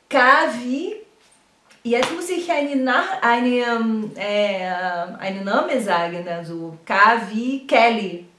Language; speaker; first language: German; non-native, fluent; Portuguese